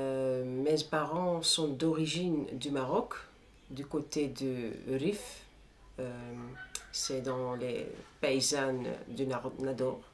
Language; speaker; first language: French; non-native, fluent; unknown